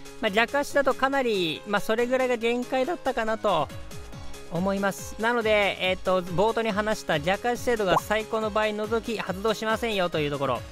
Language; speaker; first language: Japanese; native; Japanese